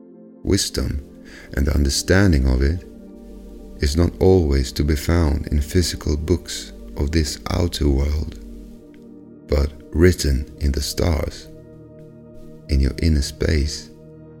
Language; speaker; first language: English; non-native, fluent; Swedish